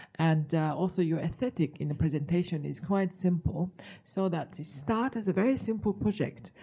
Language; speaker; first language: English; non-native, fluent; Japanese